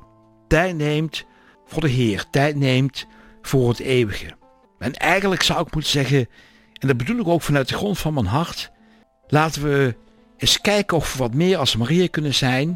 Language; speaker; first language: Dutch; native; Dutch